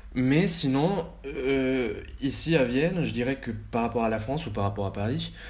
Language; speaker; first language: French; early bilingual, heritage; Spanish